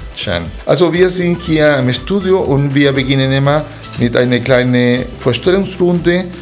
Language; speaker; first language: German; non-native, fluent; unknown